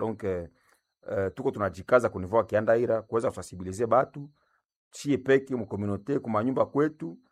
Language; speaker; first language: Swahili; non-native, local second language; Nande